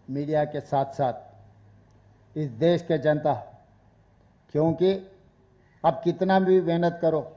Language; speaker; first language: Hindi; non-native, local second language; Telugu